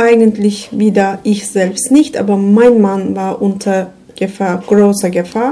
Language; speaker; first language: German; non-native, learner; Turkish